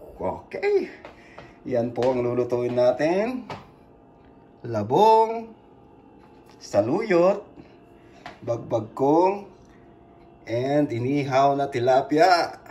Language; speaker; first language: Filipino; non-native, local second language; Iloko